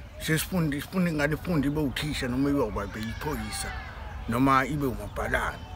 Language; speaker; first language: Zulu; native; Zulu